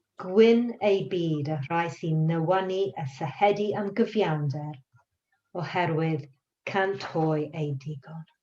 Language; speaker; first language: Welsh; non-native, local second language; English